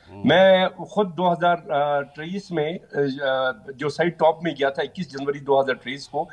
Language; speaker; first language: Hindi; non-native, local second language; Balti